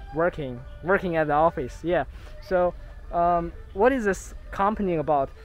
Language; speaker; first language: English; non-native, fluent; Chinese